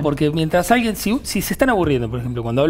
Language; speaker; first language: Spanish; native; Spanish